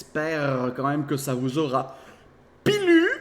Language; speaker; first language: French; native; French